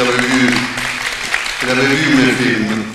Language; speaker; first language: French; non-native, fluent; Italian